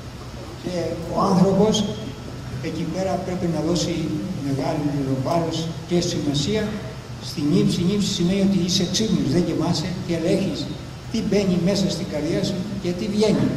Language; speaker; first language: Greek; native; Greek